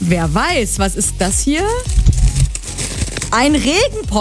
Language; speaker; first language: German; native; German